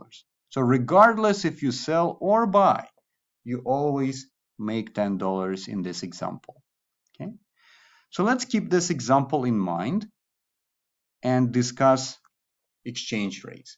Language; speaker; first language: English; non-native, fluent; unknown